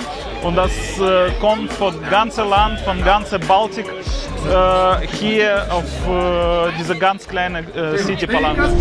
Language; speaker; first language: German; non-native, learner; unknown